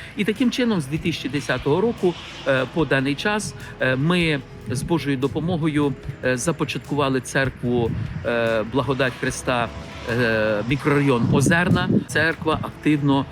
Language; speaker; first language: Ukrainian; native; Ukrainian